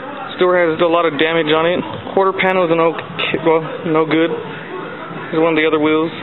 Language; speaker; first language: English; native; English